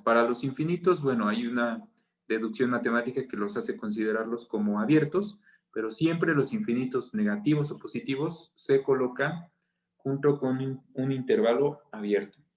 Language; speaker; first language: Spanish; native; Spanish